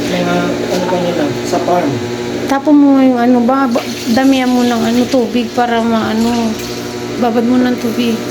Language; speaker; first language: Filipino; non-native, local second language; Iloko